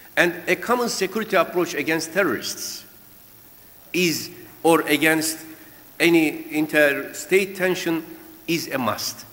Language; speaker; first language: English; non-native, fluent; Turkish